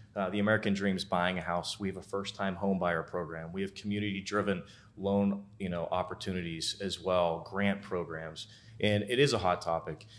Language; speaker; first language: English; native; English